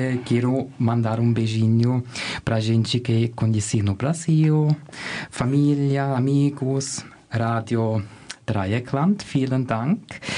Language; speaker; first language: Portuguese; non-native, fluent; German